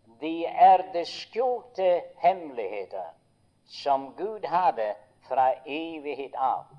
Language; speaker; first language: Norwegian; early bilingual, heritage; Norwegian